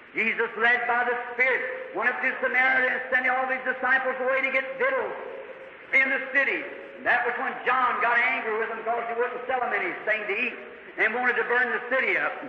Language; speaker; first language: English; native; English